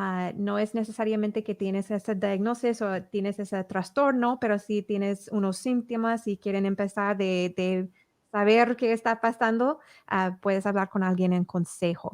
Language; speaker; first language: Spanish; early bilingual, heritage; English